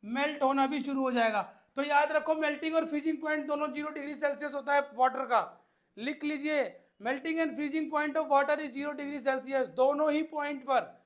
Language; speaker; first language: Hindi; native; Hindi